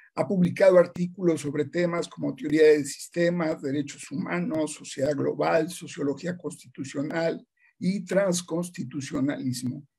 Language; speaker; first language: Spanish; native; Spanish